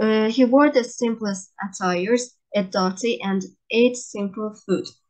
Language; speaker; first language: English; non-native, fluent; Azerbaijani